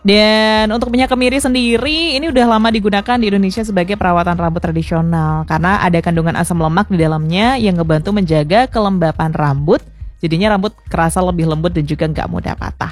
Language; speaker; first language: Indonesian; native; Indonesian